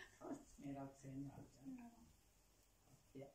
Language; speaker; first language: German; non-native, learner; Tamil